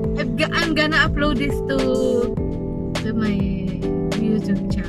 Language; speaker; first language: English; non-native, local second language; Filipino